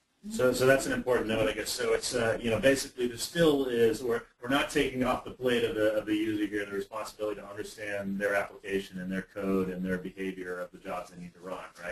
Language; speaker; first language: English; native; English